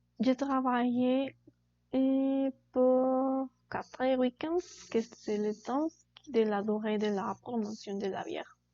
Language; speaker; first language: French; non-native, learner; Spanish